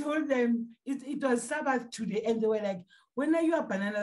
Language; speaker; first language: English; non-native, local second language; Tsonga